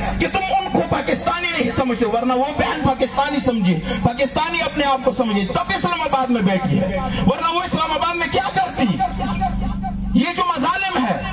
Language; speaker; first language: Urdu; non-native, local second language; Pashto